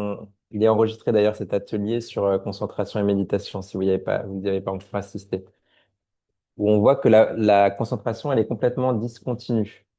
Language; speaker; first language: French; native; French